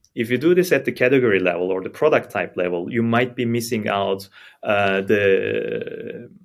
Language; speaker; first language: English; non-native, fluent; Turkish